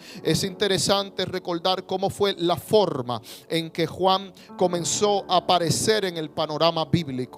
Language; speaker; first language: Spanish; native; Spanish